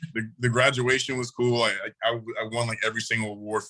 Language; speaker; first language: English; native; English